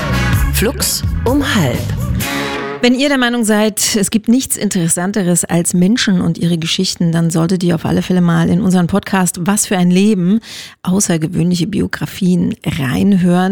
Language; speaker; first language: German; native; German